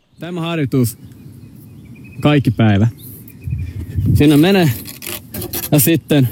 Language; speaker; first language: Finnish; non-native, learner; Swedish